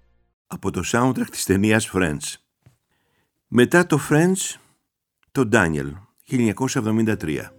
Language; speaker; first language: Greek; native; Greek